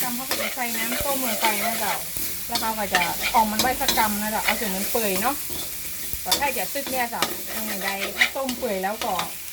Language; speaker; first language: Thai; native; Thai